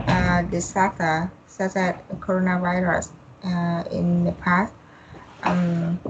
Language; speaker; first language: English; non-native, learner; Vietnamese